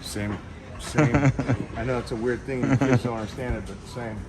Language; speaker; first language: English; native; English